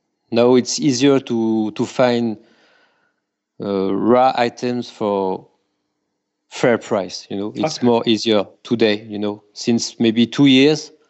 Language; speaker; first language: English; non-native, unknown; French